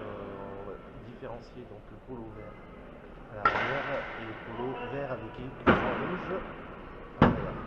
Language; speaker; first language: French; native; French